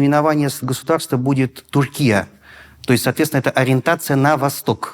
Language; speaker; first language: Russian; native; Russian